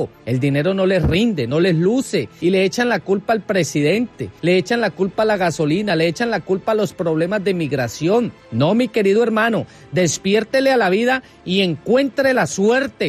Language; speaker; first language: Spanish; native; Spanish